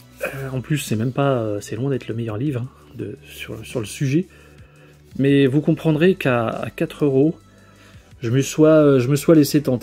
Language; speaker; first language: French; native; French